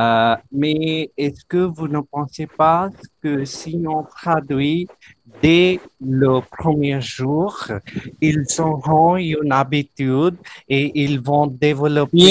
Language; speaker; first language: French; non-native, fluent; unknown